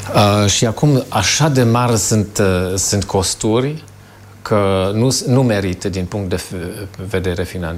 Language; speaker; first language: Romanian; non-native, fluent; German